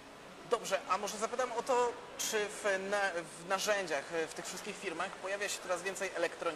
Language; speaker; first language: Polish; native; Polish